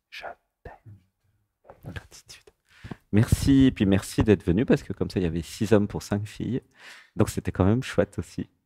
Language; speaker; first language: French; native; French